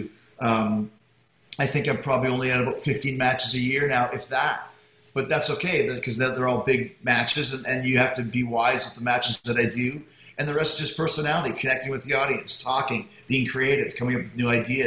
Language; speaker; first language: English; native; English